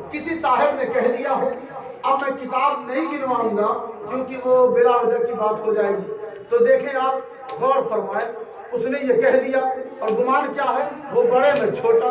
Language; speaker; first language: Urdu; native; Urdu